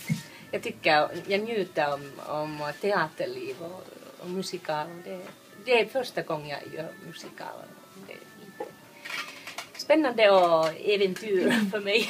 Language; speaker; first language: Swedish; non-native, learner; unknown